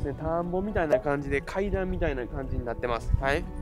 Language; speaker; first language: Japanese; native; Japanese